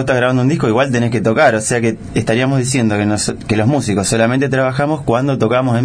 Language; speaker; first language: Spanish; native; Spanish